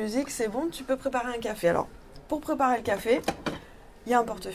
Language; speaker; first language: French; native; French